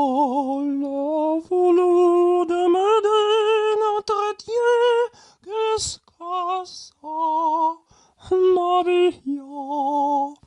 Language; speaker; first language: French; non-native, learner; German